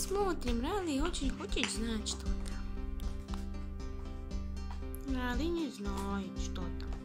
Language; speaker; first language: Russian; non-native, learner; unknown